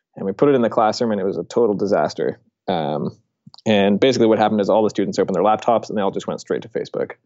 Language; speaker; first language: English; native; English